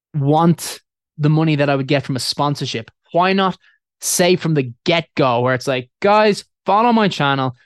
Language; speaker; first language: English; native; English